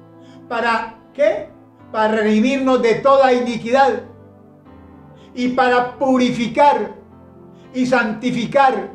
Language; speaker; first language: Spanish; native; Spanish